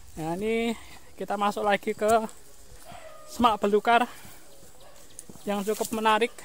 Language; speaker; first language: Indonesian; native; Indonesian